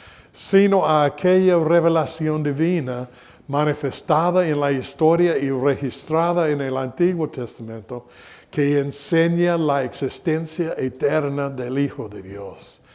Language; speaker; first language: Spanish; non-native, fluent; English